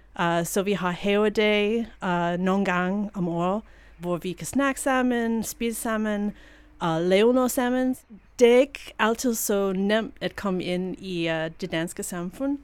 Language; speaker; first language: Danish; non-native, fluent; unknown